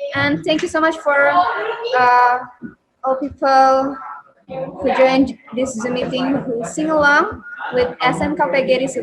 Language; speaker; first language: English; non-native, learner; Indonesian